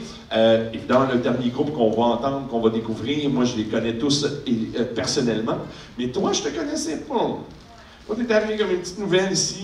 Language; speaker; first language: French; native; French